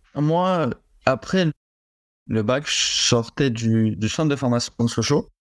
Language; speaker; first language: French; native; French